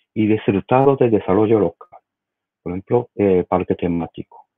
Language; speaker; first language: Spanish; non-native, learner; Japanese